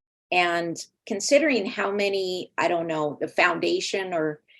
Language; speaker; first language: English; native; English